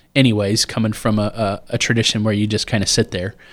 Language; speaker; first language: English; native; English